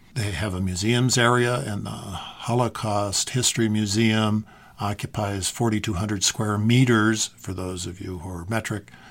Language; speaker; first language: English; native; English